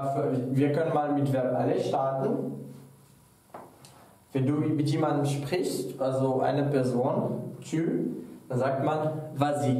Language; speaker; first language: German; non-native, fluent; French